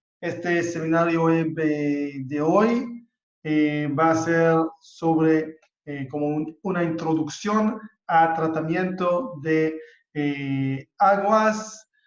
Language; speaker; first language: Spanish; non-native, fluent; Hebrew